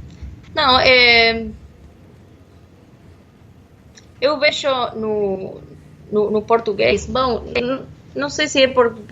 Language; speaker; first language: Portuguese; non-native, fluent; Spanish